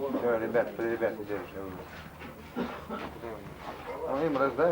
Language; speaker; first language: Russian; native; Russian